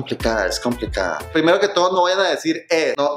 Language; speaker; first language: Spanish; native; Spanish